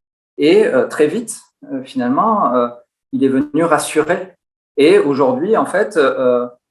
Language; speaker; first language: French; native; French